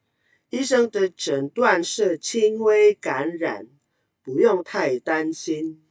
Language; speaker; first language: Chinese; non-native, fluent; Indonesian